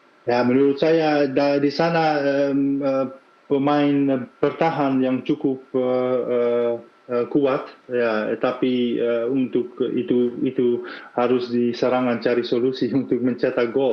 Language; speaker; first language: Indonesian; non-native, fluent; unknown